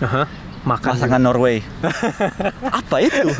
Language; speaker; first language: Indonesian; early bilingual, heritage; Indonesian